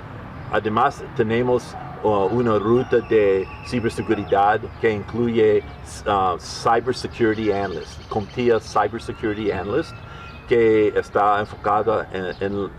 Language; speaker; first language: Spanish; non-native, learner; English